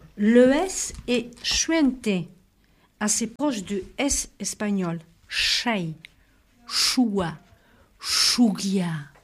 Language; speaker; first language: French; native; French